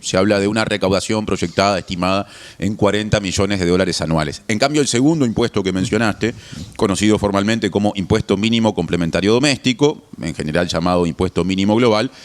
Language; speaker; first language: Spanish; native; Spanish